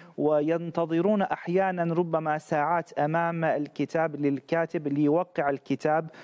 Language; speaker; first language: Arabic; non-native, fluent; Turkish